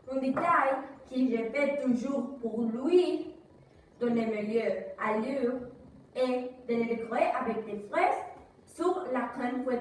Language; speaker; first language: French; non-native, learner; Spanish